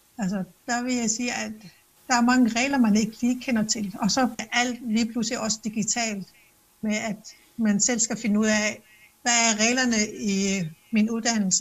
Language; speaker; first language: Danish; non-native, local second language; Kalaallisut